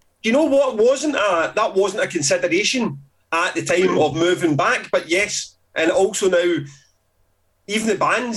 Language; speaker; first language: English; native; English